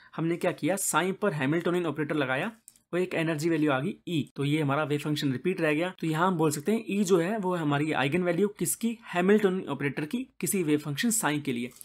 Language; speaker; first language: Hindi; native; Hindi